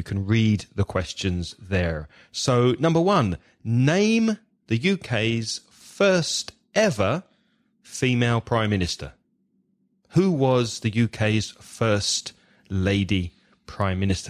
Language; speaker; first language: English; native; English